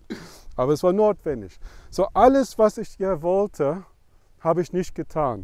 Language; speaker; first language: German; non-native, fluent; English